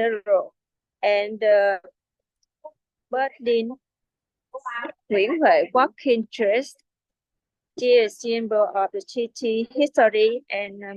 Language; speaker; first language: English; non-native, learner; Vietnamese